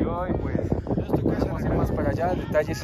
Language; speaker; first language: Spanish; native; Spanish